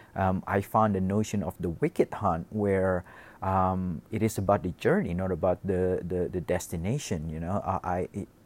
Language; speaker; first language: English; non-native, fluent; Indonesian